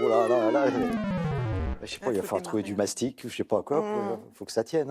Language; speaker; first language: French; native; French